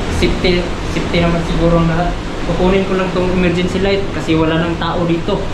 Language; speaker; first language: Filipino; non-native, local second language; Cebuano